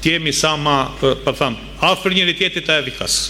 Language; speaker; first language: Albanian; native; Albanian